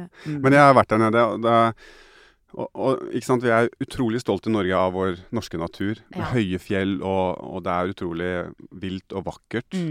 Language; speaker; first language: Norwegian; native; Norwegian